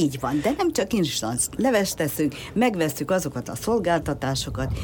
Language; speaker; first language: Hungarian; native; Hungarian